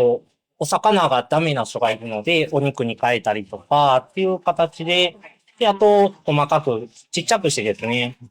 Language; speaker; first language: Japanese; native; Japanese